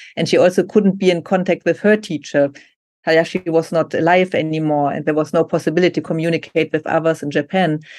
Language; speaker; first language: English; non-native, fluent; German